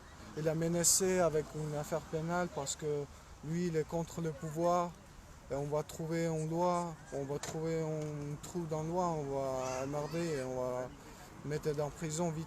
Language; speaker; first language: French; non-native, learner; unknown